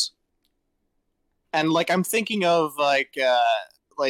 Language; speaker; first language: English; native; English